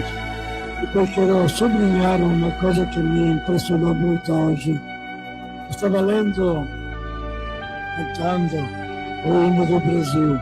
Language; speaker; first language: Portuguese; non-native, fluent; Italian